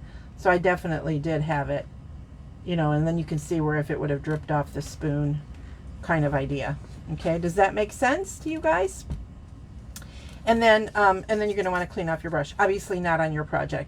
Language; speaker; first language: English; native; English